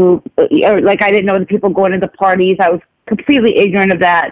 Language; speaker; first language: English; non-native, local second language; Filipino